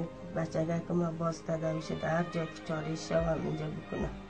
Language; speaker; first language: Persian; native; Persian